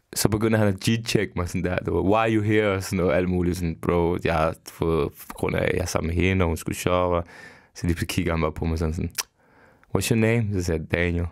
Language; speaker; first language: Danish; early bilingual, other home language; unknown